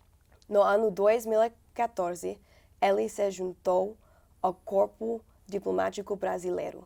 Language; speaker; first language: Portuguese; non-native, learner; English